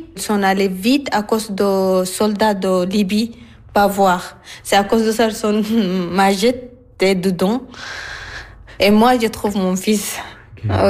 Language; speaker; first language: French; non-native, learner; Arabic